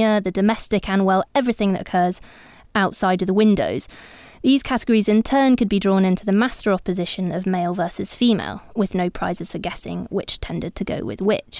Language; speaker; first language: English; native; English